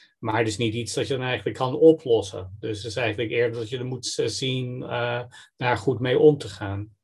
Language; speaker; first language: Dutch; non-native, fluent; English